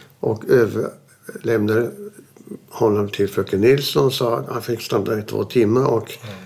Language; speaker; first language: Swedish; early bilingual, other home language; German